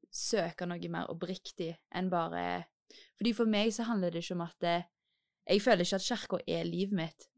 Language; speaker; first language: Norwegian; native; Norwegian